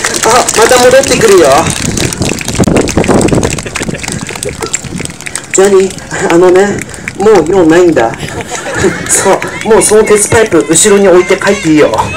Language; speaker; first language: Japanese; non-native, fluent; English